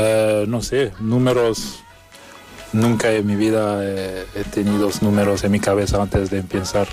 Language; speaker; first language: Spanish; non-native, fluent; French